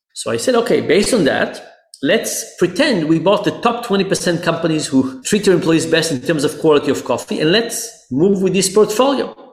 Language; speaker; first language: English; non-native, fluent; Hebrew